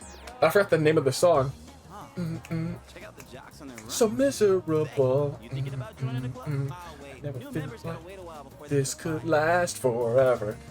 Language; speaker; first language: English; native; English